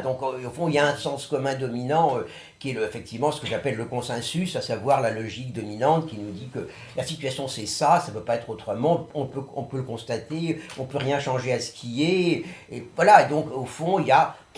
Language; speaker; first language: French; native; French